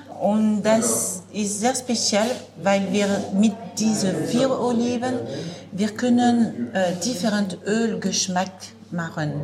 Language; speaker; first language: German; non-native, learner; French